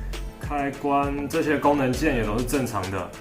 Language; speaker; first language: Chinese; native; Chinese